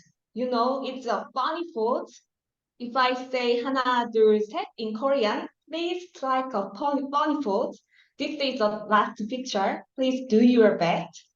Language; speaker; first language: English; non-native, learner; Korean